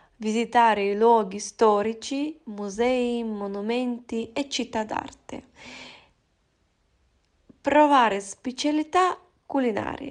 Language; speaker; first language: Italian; non-native, fluent; Russian